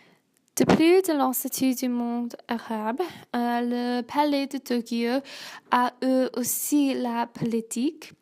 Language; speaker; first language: French; non-native, learner; English